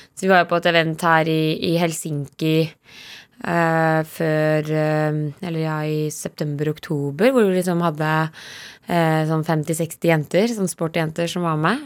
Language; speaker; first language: Norwegian; native; Norwegian